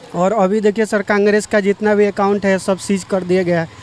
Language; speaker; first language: Hindi; native; Hindi